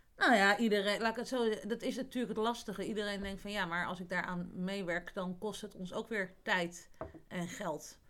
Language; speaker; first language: Dutch; native; Dutch